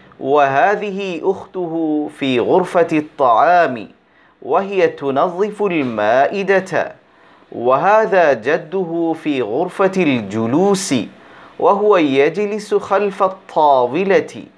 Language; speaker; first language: Arabic; non-native, fluent; Bangla